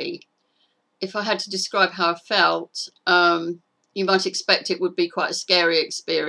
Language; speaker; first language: English; native; English